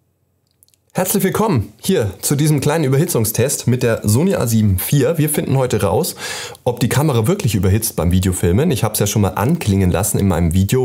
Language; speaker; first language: German; native; German